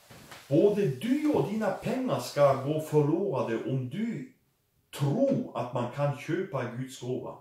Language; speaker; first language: Swedish; non-native, fluent; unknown